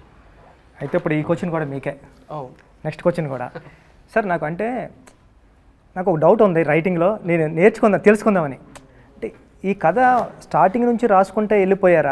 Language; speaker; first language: Telugu; native; Telugu